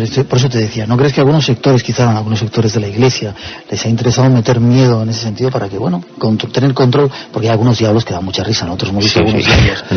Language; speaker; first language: Spanish; native; Spanish